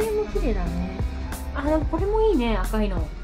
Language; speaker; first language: Japanese; native; Japanese